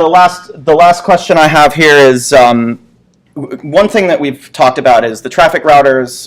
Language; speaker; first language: English; native; English